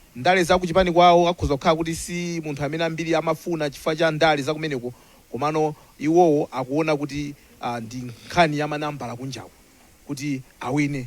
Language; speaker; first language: Nyanja; non-native, local second language; Tumbuka